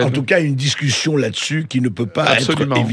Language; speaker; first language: French; native; French